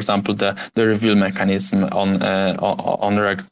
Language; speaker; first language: English; non-native, fluent; Polish